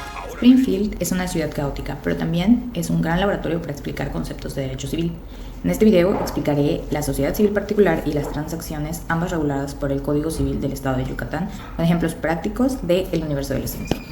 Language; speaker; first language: Spanish; native; Spanish